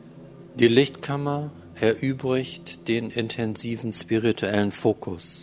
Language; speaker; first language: German; native; German